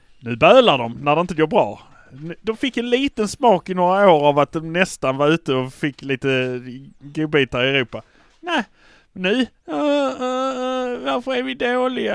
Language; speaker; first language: Swedish; native; Swedish